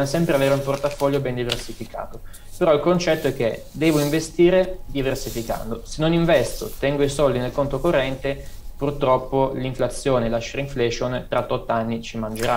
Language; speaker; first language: Italian; native; Italian